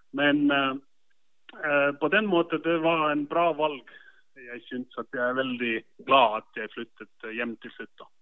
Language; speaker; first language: Norwegian; non-native, fluent; Estonian